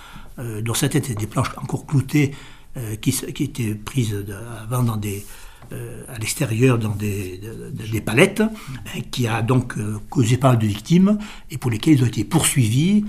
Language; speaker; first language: French; native; French